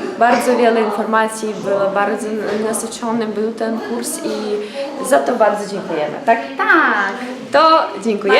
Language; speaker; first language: Polish; non-native, learner; Ukrainian